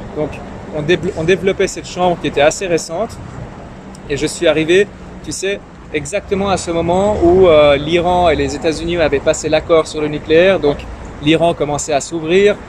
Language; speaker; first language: French; early bilingual, other home language; Persian